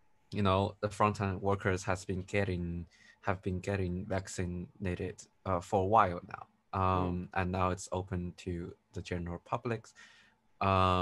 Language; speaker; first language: English; non-native, fluent; Chinese